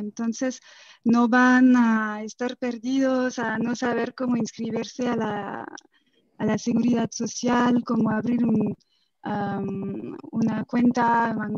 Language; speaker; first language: Spanish; non-native, fluent; French